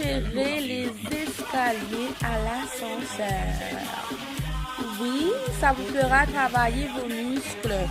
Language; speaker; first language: French; native; French